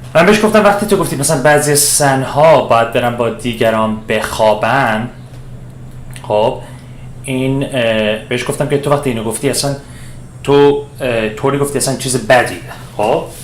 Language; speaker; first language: Persian; early bilingual, heritage; Persian